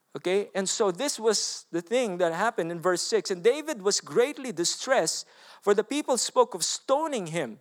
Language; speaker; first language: English; non-native, local second language; Filipino